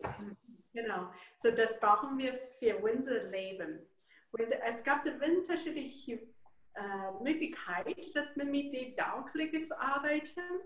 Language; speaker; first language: German; non-native, learner; Chinese